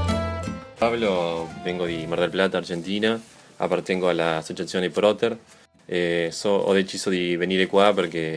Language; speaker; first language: Italian; non-native, learner; Spanish